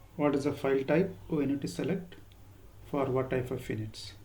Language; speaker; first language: English; non-native, local second language; Kannada